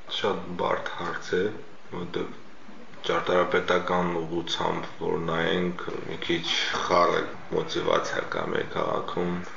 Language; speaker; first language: Armenian; native; Armenian